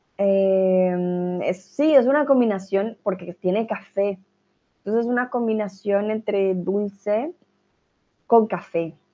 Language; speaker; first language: Spanish; native; Spanish